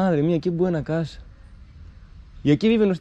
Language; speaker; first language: Spanish; non-native, learner; Greek